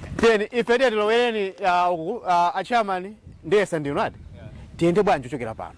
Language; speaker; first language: Nyanja; native; Nyanja